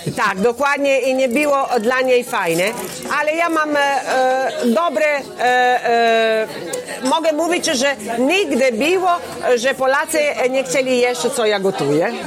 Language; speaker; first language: Polish; non-native, learner; Italian